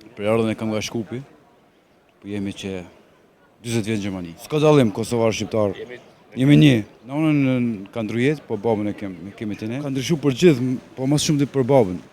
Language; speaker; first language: Albanian; early bilingual, heritage; Albanian